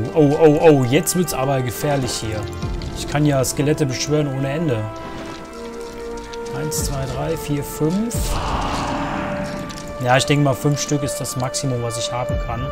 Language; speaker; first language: German; native; German